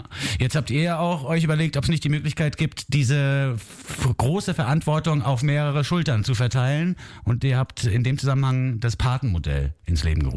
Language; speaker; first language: German; native; German